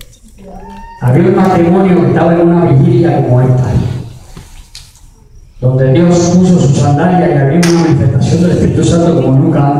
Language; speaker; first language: Spanish; native; Spanish